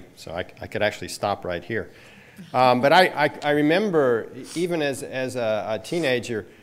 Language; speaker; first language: English; native; English